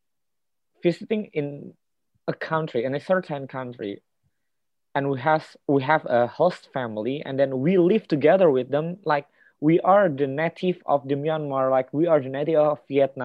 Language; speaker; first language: English; non-native, fluent; Indonesian